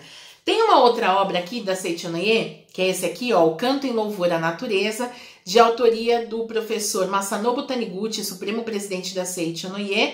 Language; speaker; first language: Portuguese; native; Portuguese